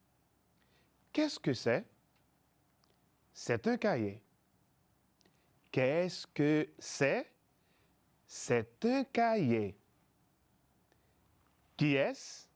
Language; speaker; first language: French; non-native, fluent; Spanish